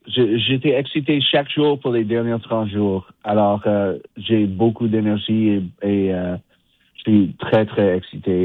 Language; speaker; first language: French; non-native, fluent; English